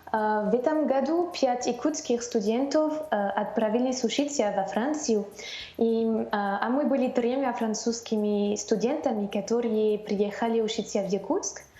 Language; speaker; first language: Russian; non-native, learner; French